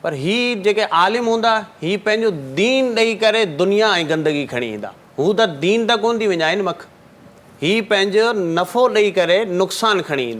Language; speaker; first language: Sindhi; non-native, local second language; Marwari